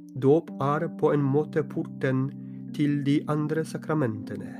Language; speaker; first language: Norwegian; non-native, fluent; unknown